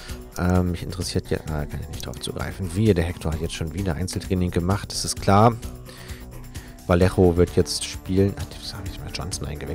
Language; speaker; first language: German; native; German